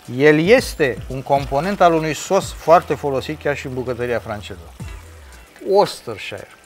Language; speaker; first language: Romanian; native; Romanian